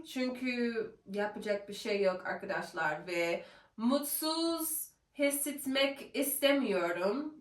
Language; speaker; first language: Turkish; non-native, learner; English